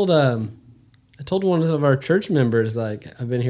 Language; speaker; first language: English; native; English